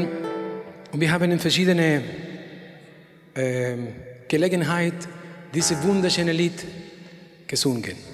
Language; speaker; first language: German; non-native, learner; Spanish